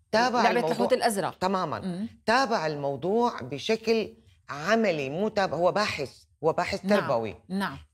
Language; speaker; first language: Arabic; native; Arabic